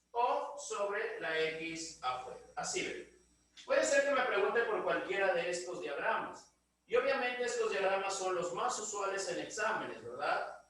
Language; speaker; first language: Spanish; native; Spanish